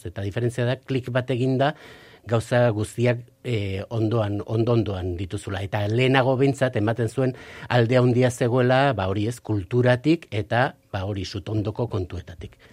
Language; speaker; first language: Basque; native; Basque